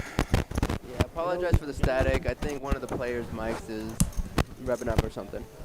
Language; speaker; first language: English; native; English